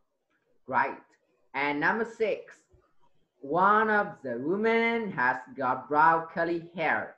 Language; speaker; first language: English; non-native, fluent; Vietnamese